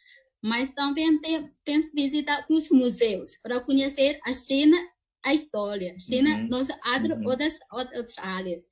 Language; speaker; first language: Portuguese; non-native, fluent; Chinese